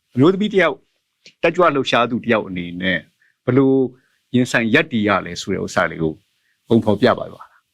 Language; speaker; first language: Burmese; native; Burmese